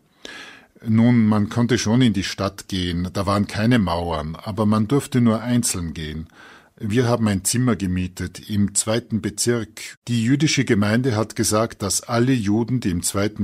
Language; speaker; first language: German; native; German